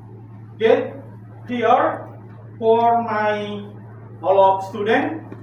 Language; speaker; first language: English; non-native, learner; Indonesian